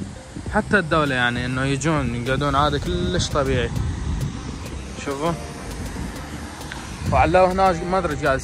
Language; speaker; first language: Arabic; native; Arabic